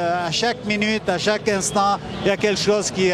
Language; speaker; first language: French; non-native, fluent; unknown